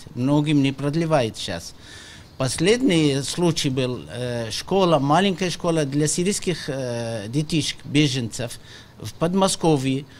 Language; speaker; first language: Russian; non-native, fluent; Arabic